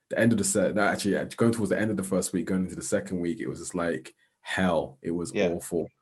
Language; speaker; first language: English; native; English